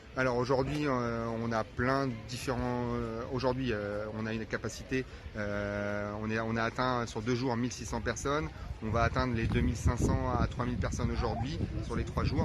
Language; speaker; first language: French; native; French